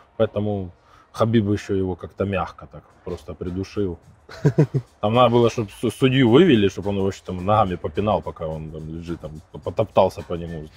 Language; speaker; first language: Russian; native; Russian